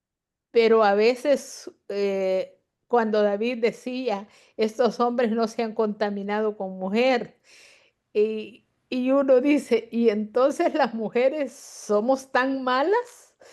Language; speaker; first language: Spanish; native; Spanish